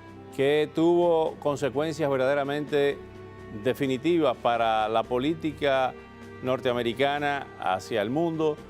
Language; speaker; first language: Spanish; native; Spanish